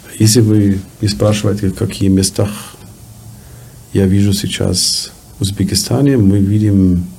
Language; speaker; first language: Russian; non-native, learner; German